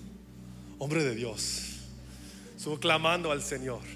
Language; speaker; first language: Spanish; early bilingual, heritage; English